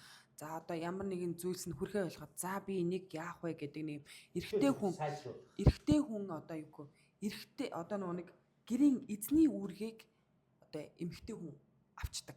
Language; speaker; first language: Mongolian; native; Mongolian